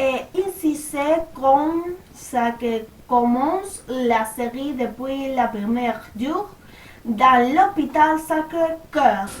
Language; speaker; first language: French; non-native, learner; Spanish